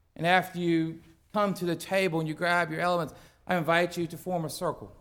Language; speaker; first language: English; native; English